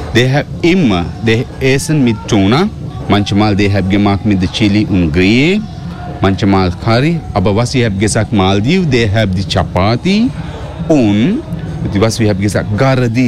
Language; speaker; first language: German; non-native, learner; Sinhala